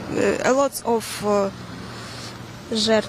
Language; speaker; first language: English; non-native, learner; Russian